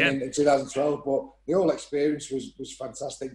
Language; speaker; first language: English; native; English